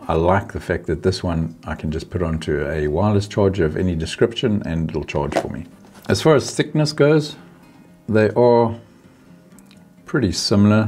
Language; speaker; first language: English; native; English